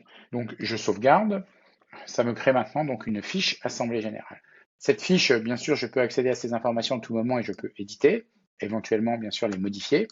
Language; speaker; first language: French; native; French